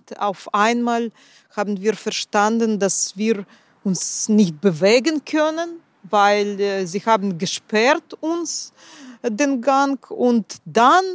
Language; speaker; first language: German; non-native, fluent; Russian